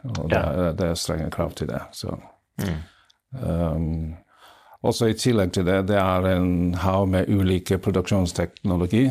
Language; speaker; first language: Norwegian; non-native, fluent; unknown